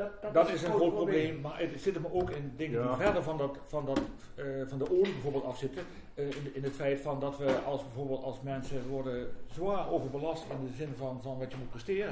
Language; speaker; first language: Dutch; native; Dutch